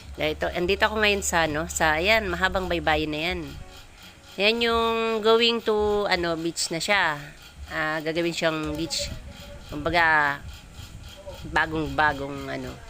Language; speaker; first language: Filipino; non-native, local second language; Bikol